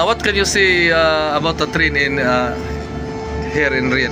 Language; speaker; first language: English; non-native, learner; Filipino